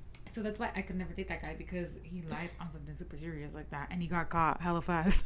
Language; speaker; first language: English; early bilingual, other home language; Spanish